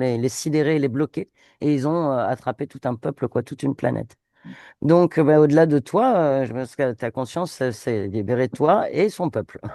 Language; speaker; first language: French; native; French